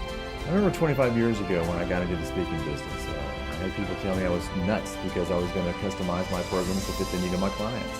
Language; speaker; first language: English; native; English